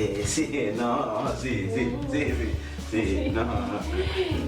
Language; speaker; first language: Spanish; non-native, learner; Haitian Creole